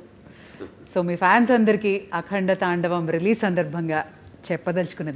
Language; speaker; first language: Telugu; native; Telugu